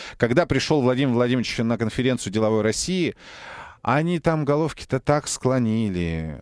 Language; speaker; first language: Russian; native; Russian